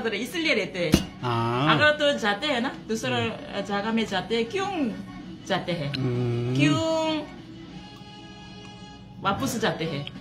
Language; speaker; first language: Hindi; non-native, learner; Korean